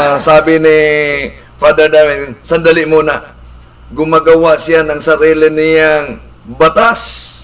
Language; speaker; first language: Filipino; non-native, local second language; Cebuano